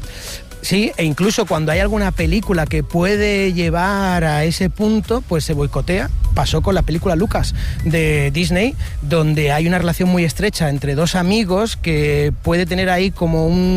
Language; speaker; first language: Spanish; native; Spanish